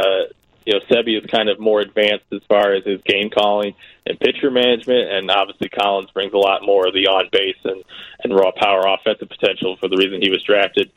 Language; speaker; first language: English; native; English